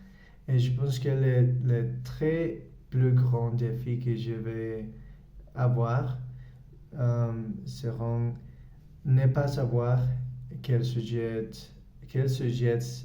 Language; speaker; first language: French; non-native, learner; Spanish